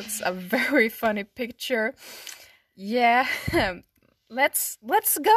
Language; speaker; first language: English; non-native, fluent; Swedish